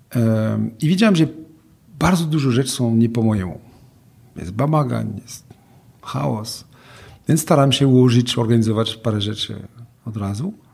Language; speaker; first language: Polish; non-native, fluent; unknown